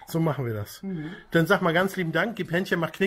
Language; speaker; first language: German; native; German